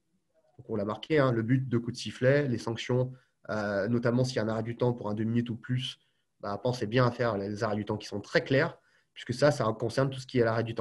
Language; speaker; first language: French; native; French